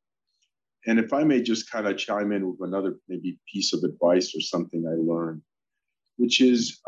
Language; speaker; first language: English; early bilingual, other home language; Polish